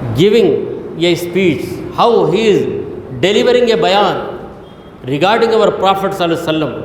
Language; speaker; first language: English; non-native, local second language; Urdu